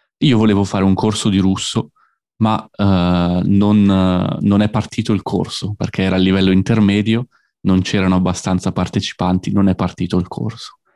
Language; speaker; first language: Italian; native; Italian